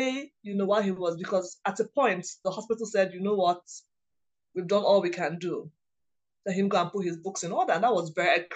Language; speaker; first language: English; non-native, local second language; Igbo